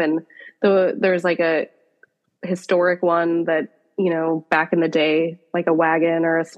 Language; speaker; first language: English; native; English